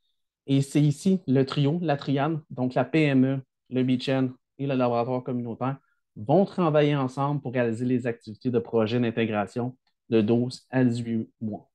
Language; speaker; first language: French; native; French